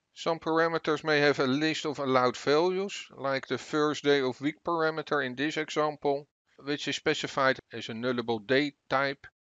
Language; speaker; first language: English; non-native, fluent; Dutch